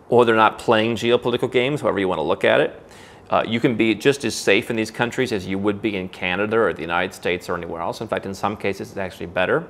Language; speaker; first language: English; native; English